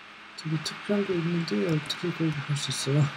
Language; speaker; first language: Korean; non-native, learner; English